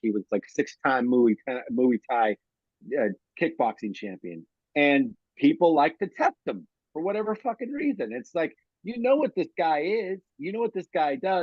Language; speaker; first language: English; native; English